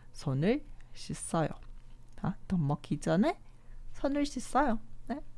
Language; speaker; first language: Korean; non-native, fluent; Portuguese